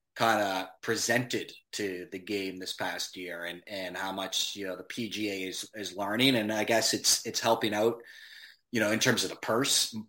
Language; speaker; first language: English; native; English